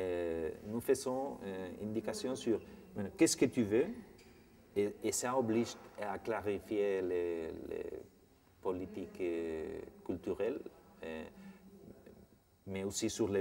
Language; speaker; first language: French; non-native, fluent; Spanish